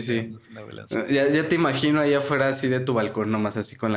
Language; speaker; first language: Spanish; native; Spanish